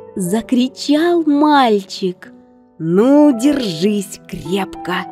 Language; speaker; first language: Russian; native; Russian